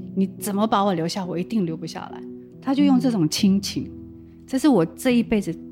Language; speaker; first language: Chinese; non-native, local second language; Amis